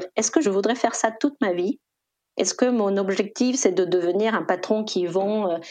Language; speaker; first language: French; non-native, fluent; Spanish